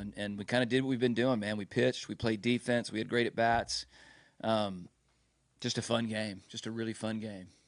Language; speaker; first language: English; native; English